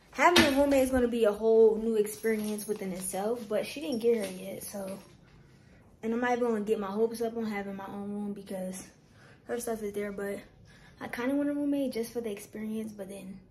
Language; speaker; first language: English; native; English